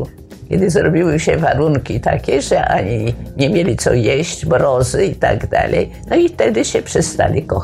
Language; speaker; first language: Polish; native; Polish